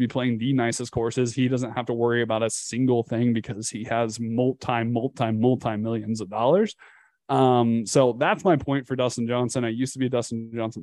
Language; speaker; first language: English; native; English